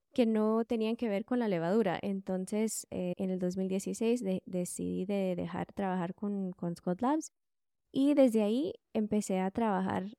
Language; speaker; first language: Spanish; early bilingual, heritage; Spanish